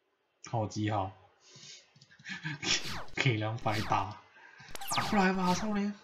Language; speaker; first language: Chinese; native; Chinese